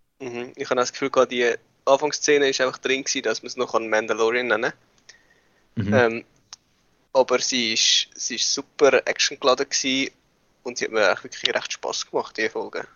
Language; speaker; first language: German; native; German